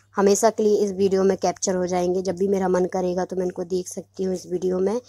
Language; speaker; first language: Hindi; native; Hindi